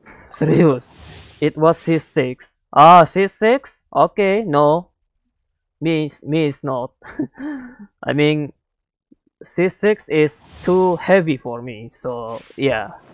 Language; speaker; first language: English; non-native, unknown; Indonesian